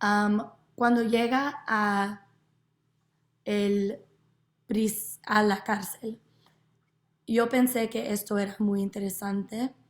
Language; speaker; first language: Spanish; non-native, learner; English